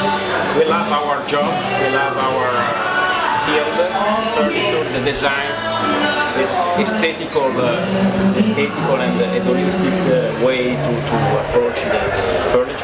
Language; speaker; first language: English; non-native, fluent; Italian